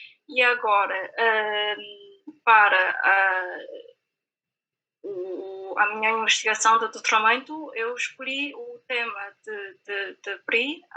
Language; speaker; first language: Portuguese; non-native, fluent; Chinese